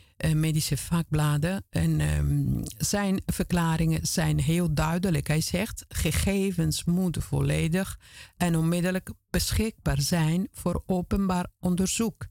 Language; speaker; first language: Dutch; non-native, fluent; Italian